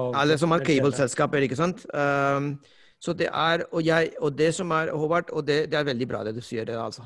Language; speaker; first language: Norwegian; non-native, fluent; Spanish